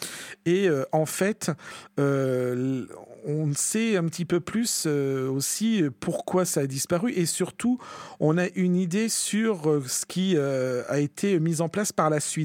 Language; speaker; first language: French; native; French